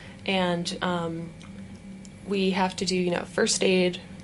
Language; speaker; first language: English; native; English